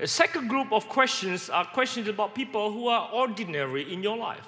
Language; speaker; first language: English; non-native, fluent; Indonesian